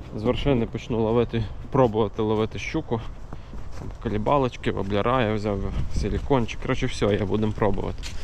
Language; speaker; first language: Ukrainian; native; Ukrainian